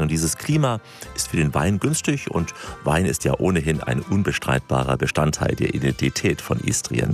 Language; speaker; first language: German; native; German